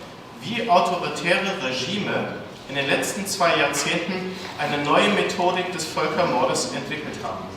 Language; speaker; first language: German; native; German